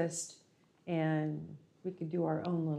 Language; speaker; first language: English; native; English